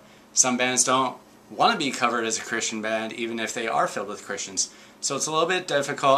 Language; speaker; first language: English; native; English